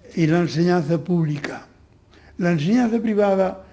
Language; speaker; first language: Spanish; non-native, local second language; Galician